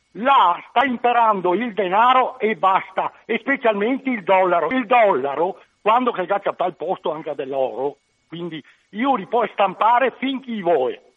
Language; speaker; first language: Italian; native; Italian